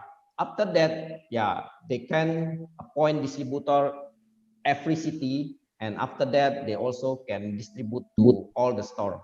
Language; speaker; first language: English; non-native, fluent; Indonesian